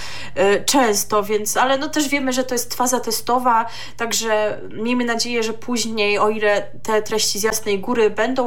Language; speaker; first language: Polish; native; Polish